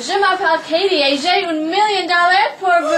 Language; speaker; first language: French; non-native, learner; English